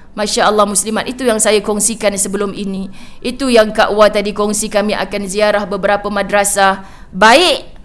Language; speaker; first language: Malay; native; Malay